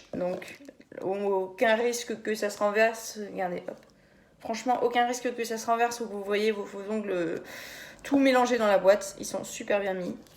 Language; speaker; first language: French; native; French